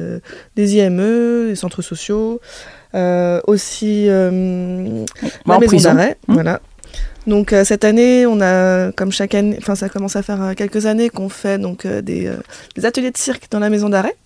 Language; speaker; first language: French; native; French